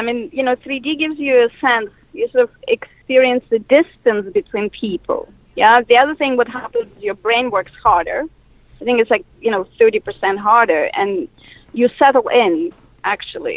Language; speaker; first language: English; non-native, fluent; Russian